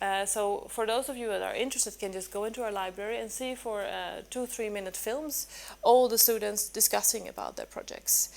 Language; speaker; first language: English; non-native, fluent; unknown